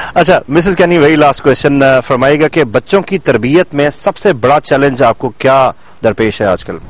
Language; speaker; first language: Urdu; non-native, local second language; Punjabi